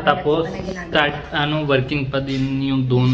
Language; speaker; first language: Filipino; non-native, learner; Punjabi